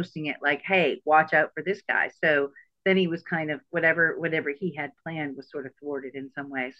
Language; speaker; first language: English; native; English